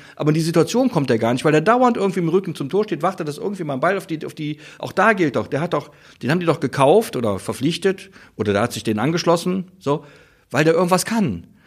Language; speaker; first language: German; native; German